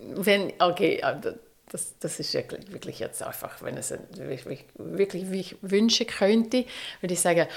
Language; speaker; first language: German; non-native, fluent; English